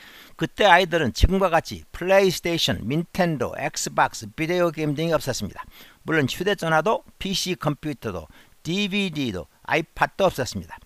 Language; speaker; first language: Korean; native; Korean